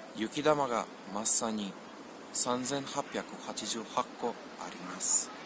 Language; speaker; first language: Japanese; non-native, learner; Serbian